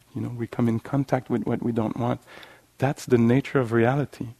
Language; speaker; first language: English; non-native, fluent; French